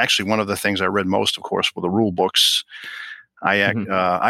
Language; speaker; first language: English; native; English